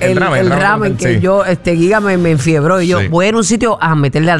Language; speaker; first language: Spanish; native; Spanish